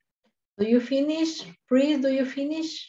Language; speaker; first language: English; non-native, learner; Spanish